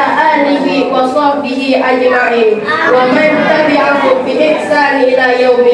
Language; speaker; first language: Arabic; non-native, learner; Indonesian